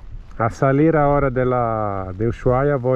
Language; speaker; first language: Spanish; non-native, learner; Italian